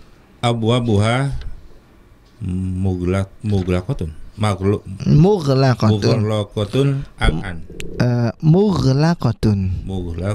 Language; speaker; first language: Arabic; non-native, learner; Indonesian